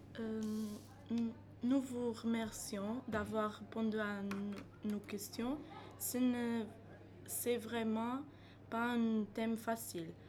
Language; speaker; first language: French; non-native, learner; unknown